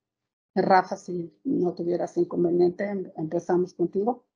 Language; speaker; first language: Spanish; native; Spanish